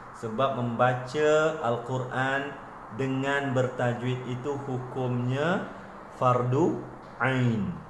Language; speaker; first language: Malay; native; Malay